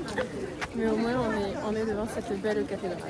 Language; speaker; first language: French; native; French